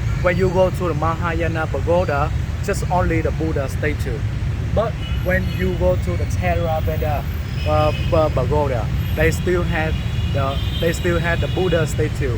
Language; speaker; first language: English; non-native, learner; Vietnamese